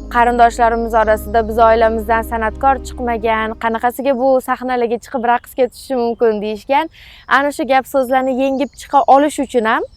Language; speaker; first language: Uzbek; native; Uzbek